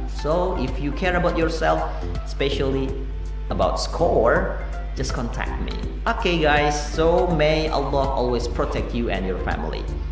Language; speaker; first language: English; non-native, fluent; Indonesian